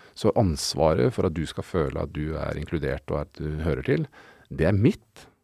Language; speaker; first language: Norwegian; native; Norwegian